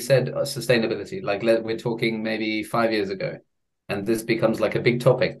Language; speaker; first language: English; native; English